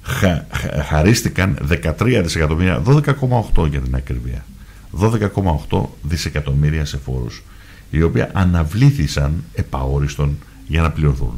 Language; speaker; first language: Greek; native; Greek